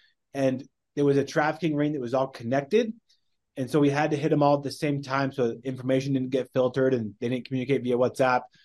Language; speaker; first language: English; native; English